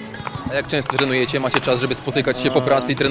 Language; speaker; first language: Polish; native; Polish